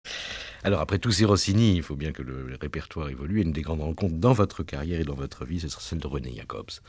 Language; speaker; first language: French; native; French